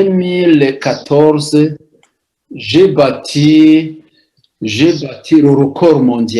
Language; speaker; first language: French; non-native, local second language; Rundi